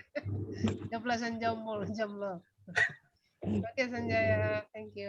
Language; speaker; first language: English; non-native, fluent; Indonesian